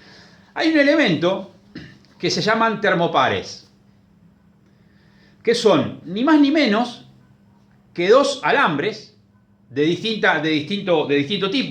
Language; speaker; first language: Spanish; native; Spanish